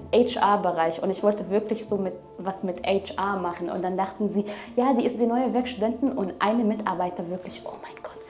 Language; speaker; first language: German; non-native, fluent; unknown